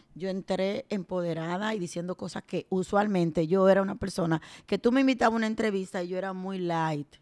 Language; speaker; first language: Spanish; native; Spanish